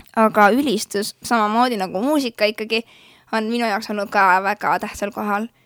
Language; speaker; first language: Estonian; native; Estonian